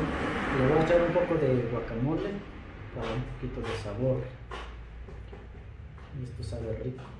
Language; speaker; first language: Spanish; native; Spanish